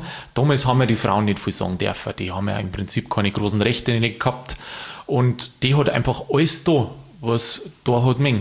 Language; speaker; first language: German; native; German